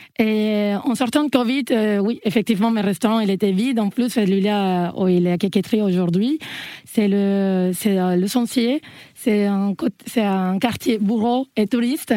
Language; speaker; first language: French; non-native, fluent; Spanish